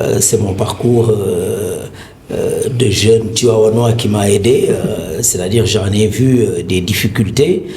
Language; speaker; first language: French; non-native, local second language; Wolof